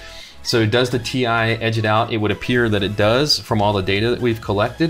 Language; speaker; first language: English; native; English